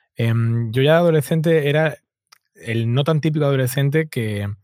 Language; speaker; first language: Spanish; native; Spanish